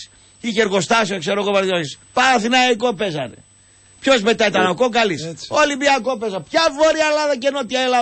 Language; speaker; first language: Greek; native; Greek